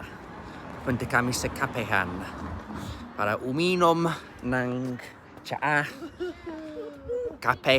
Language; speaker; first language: Filipino; non-native, learner; English